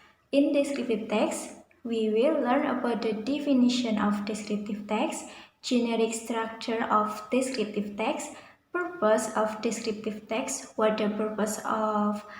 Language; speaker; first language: English; non-native, learner; Indonesian